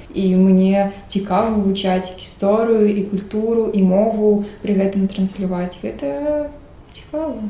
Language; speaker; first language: Belarusian; non-native, local second language; Russian